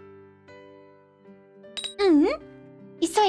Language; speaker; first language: Japanese; non-native, learner; English